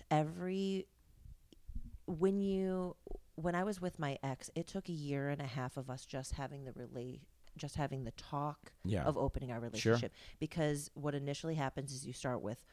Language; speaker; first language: English; native; English